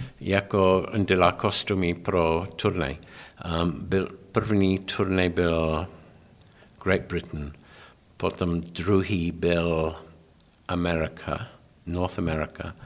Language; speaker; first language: Czech; non-native, learner; English